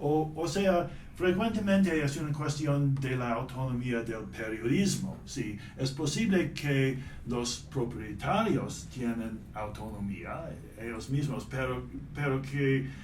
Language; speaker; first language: Spanish; non-native, fluent; English